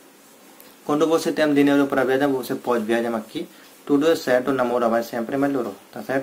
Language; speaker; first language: Portuguese; non-native, learner; Hindi